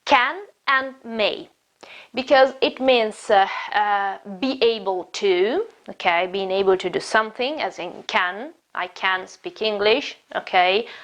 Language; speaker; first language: English; non-native, fluent; Italian